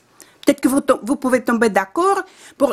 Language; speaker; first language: French; non-native, fluent; Russian